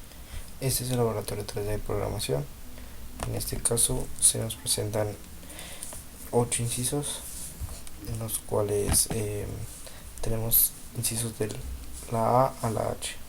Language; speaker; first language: Spanish; native; Spanish